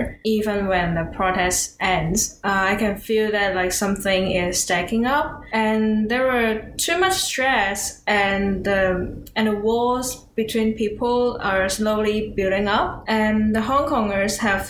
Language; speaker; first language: English; non-native, local second language; Cantonese